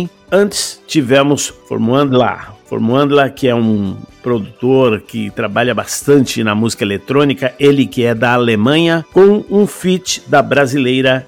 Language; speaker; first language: Portuguese; native; Portuguese